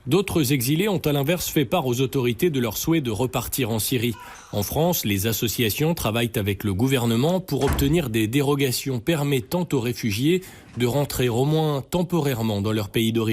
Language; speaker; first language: French; native; French